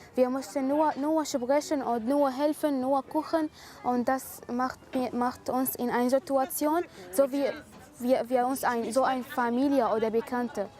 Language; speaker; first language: German; non-native, learner; Arabic